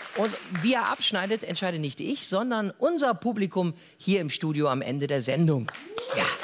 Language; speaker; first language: German; native; German